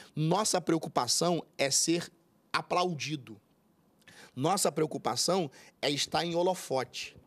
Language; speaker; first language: Portuguese; native; Portuguese